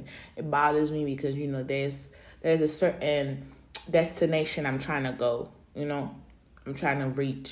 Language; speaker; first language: English; early bilingual, other home language; Haitian Creole